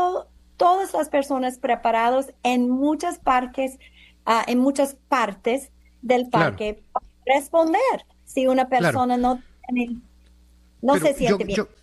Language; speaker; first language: Spanish; non-native, fluent; English